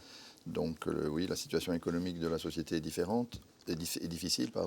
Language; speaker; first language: French; native; French